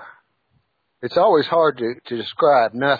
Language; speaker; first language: English; native; English